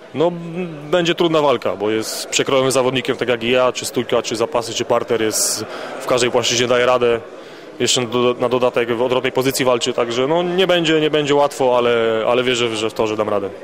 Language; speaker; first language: Polish; native; Polish